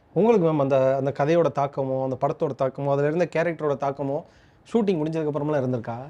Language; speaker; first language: Tamil; native; Tamil